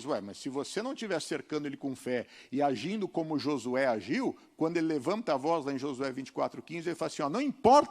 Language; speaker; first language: Portuguese; native; Portuguese